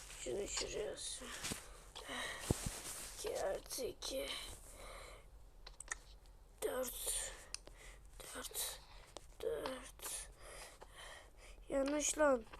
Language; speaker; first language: Turkish; native; Turkish